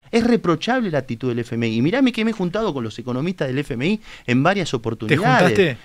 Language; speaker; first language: Spanish; native; Spanish